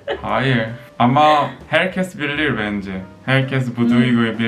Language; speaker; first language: Turkish; non-native, fluent; Korean